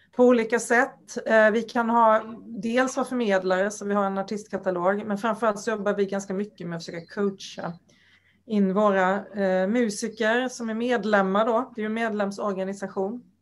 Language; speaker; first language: Swedish; native; Swedish